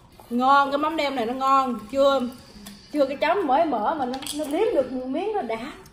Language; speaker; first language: Vietnamese; early bilingual, heritage; Vietnamese